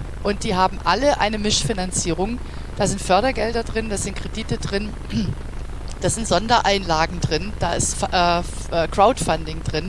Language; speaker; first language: German; native; German